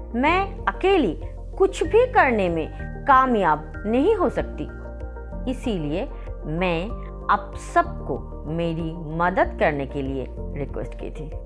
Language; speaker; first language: Hindi; non-native, local second language; Bangla